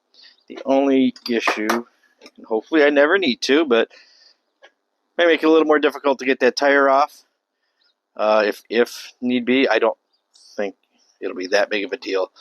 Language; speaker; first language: English; native; English